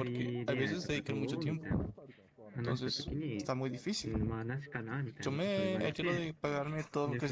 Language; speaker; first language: Spanish; native; Spanish